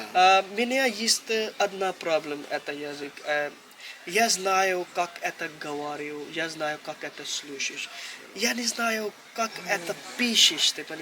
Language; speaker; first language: Russian; non-native, learner; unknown